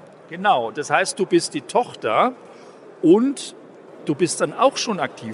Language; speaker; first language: German; native; German